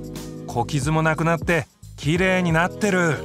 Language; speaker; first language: Japanese; native; Japanese